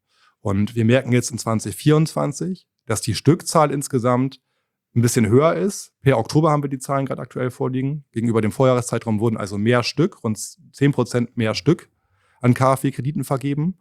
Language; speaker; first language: German; native; German